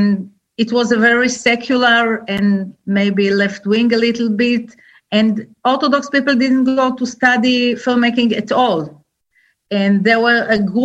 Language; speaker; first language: English; non-native, fluent; Hebrew